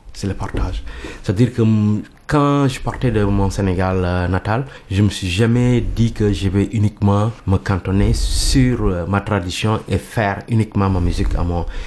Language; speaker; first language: French; non-native, local second language; Mandingo